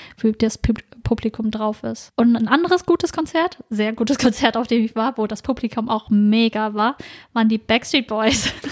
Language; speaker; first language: German; early bilingual, other home language; Vietnamese